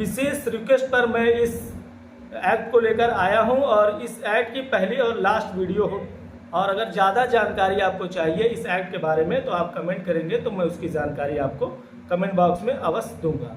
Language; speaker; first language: Hindi; native; Hindi